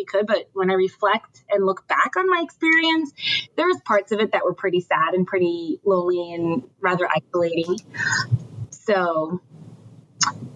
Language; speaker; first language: English; early bilingual, other home language; French